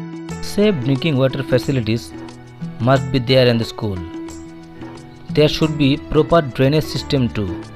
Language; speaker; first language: English; non-native, local second language; Bangla